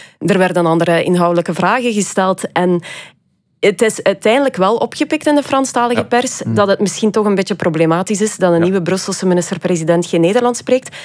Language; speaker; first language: Dutch; native; Dutch